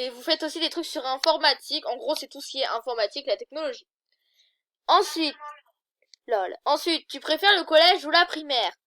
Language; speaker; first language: French; native; French